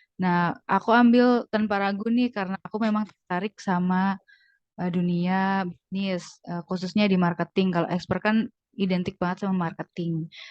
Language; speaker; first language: Indonesian; native; Indonesian